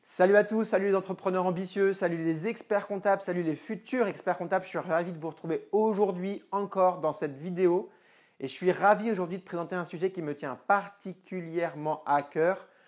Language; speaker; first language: French; native; French